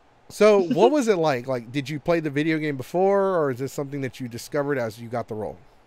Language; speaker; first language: English; early bilingual, other home language; Spanish